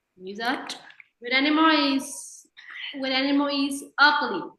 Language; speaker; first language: English; non-native, fluent; Vietnamese